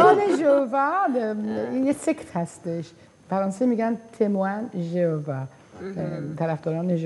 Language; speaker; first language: Persian; non-native, fluent; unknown